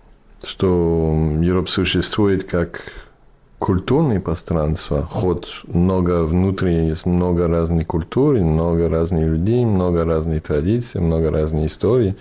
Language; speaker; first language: Russian; non-native, fluent; English